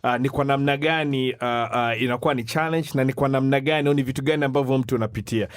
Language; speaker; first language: Swahili; native; Swahili